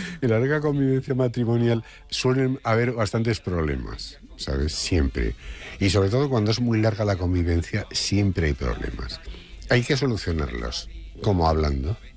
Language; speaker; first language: Spanish; native; Spanish